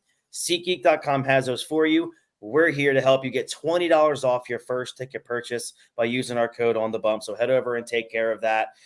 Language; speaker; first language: English; native; English